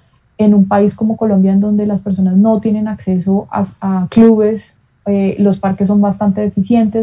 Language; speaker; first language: Spanish; native; Spanish